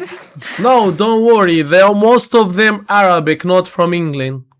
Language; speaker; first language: English; non-native, learner; Arabic